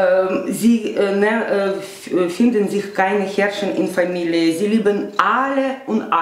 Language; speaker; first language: German; non-native, learner; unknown